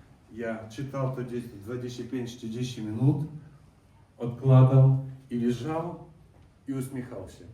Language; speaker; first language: Polish; non-native, learner; Russian